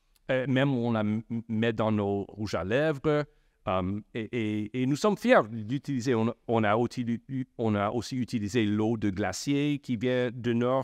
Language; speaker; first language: French; non-native, local second language; English